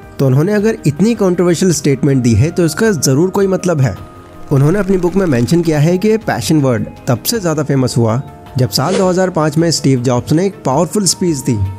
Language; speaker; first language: Hindi; native; Hindi